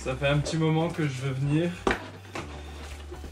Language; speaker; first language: French; native; French